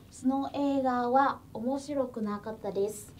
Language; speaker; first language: Japanese; non-native, fluent; Vietnamese